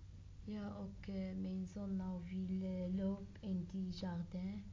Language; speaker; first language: Dutch; non-native, learner; Arabic